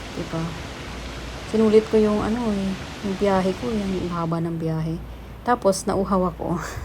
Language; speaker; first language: Filipino; non-native, local second language; Bikol